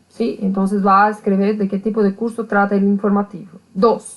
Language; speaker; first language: Spanish; non-native, learner; Portuguese